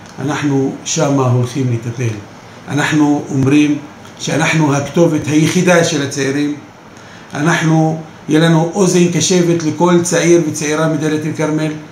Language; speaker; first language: Hebrew; non-native, local second language; Arabic